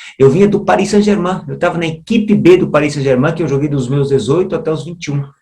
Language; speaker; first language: Portuguese; early bilingual, other home language; Spanish